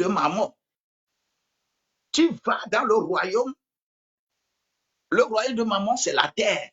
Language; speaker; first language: French; non-native, local second language; Ewe